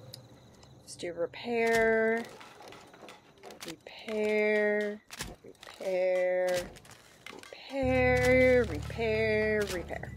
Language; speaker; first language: English; native; English